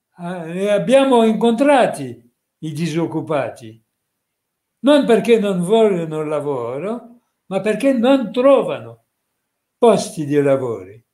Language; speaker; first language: Italian; non-native, fluent; French